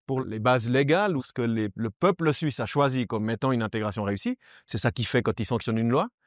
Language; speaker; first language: French; native; French